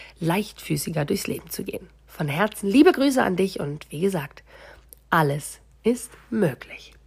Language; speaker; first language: German; native; German